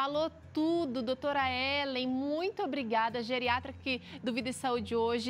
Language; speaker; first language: Portuguese; native; Portuguese